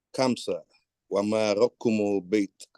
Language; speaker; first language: Arabic; non-native, learner; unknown